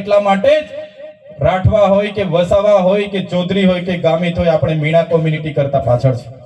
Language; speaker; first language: Gujarati; non-native, local second language; Vasavi